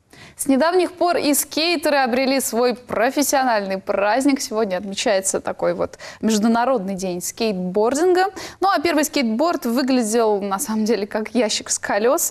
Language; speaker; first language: Russian; native; Russian